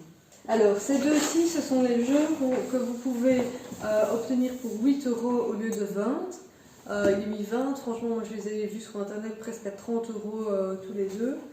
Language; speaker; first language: French; native; French